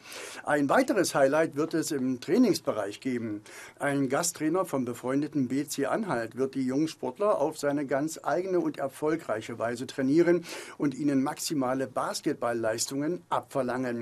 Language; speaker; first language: German; native; German